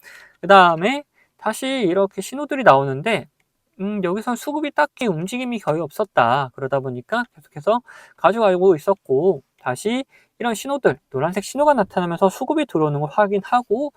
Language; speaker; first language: Korean; native; Korean